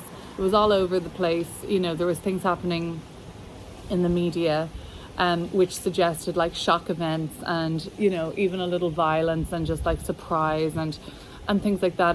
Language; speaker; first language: English; native; English